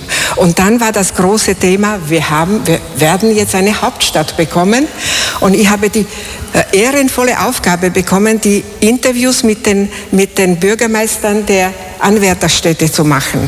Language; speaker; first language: German; non-native, fluent; Slovak